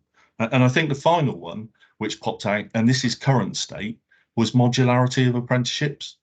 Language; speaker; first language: English; native; English